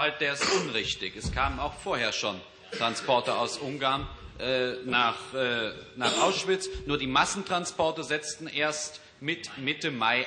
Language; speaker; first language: German; native; German